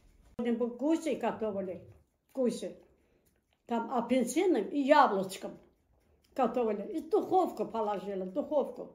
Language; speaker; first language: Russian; non-native, learner; Azerbaijani